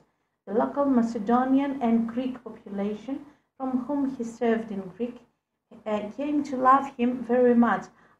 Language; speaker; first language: English; non-native, fluent; Greek